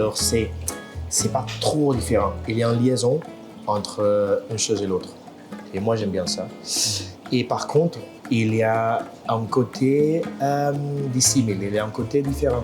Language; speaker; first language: French; non-native, fluent; Spanish